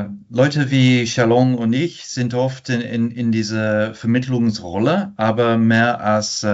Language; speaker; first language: German; non-native, fluent; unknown